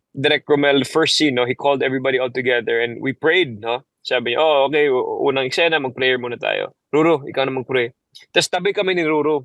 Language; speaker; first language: Filipino; non-native, local second language; Cebuano